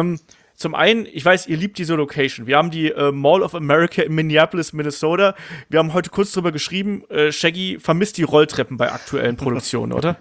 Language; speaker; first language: German; native; German